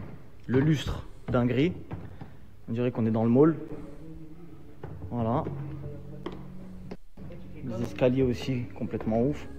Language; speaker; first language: French; native; French